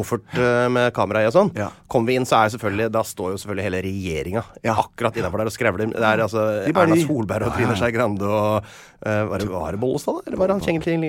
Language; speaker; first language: Norwegian; native; Norwegian